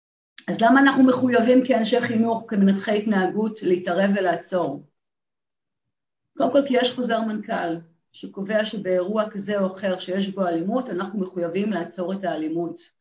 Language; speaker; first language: Hebrew; native; Hebrew